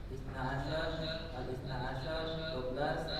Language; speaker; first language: Arabic; non-native, learner; Indonesian